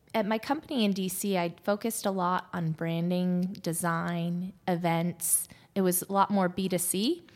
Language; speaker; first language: English; native; English